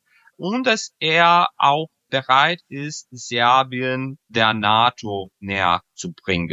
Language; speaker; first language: German; non-native, fluent; Serbian